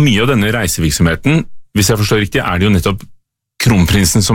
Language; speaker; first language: Norwegian; native; Norwegian